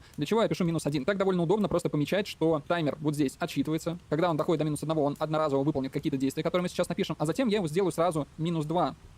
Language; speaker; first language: Russian; native; Russian